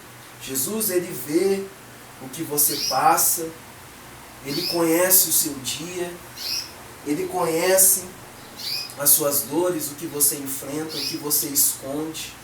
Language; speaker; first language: Portuguese; native; Portuguese